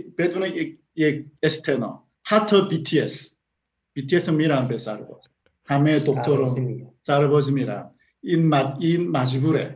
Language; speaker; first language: Persian; non-native, learner; Korean